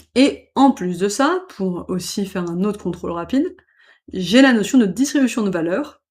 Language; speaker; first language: French; native; French